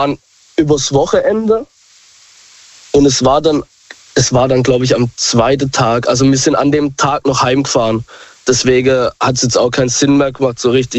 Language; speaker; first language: German; native; German